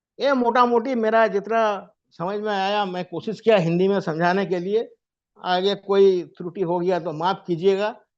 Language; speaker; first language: Hindi; non-native, local second language; Bangla